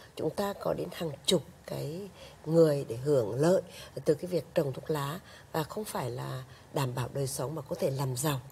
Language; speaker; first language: Vietnamese; native; Vietnamese